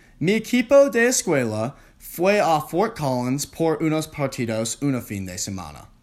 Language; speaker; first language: Spanish; non-native, learner; English